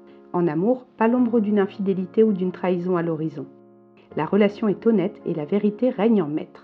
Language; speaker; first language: French; native; French